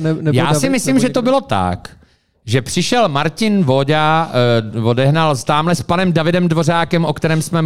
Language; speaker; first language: Czech; native; Czech